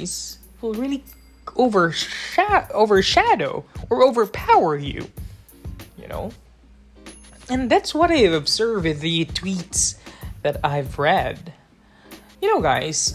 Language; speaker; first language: English; non-native, local second language; Cebuano